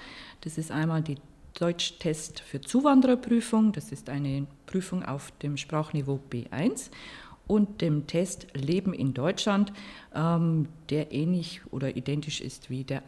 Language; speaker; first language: German; native; German